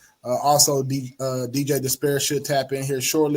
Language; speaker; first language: English; native; English